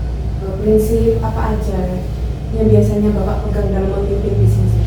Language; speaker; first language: Indonesian; native; Indonesian